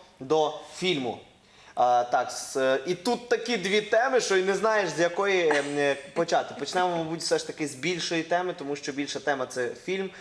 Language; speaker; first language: Ukrainian; native; Ukrainian